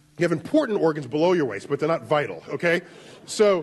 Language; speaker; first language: English; native; English